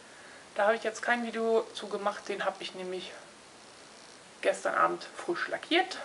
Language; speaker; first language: German; native; German